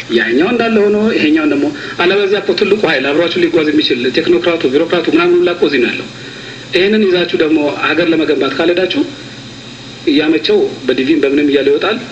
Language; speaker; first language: Amharic; native; Amharic